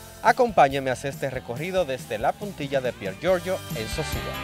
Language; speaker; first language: Spanish; native; Spanish